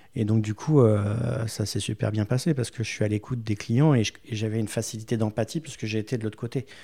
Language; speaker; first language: French; native; French